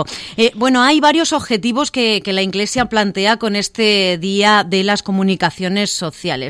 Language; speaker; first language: Spanish; native; Spanish